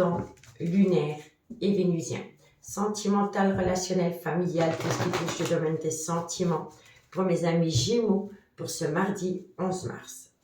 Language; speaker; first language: French; native; French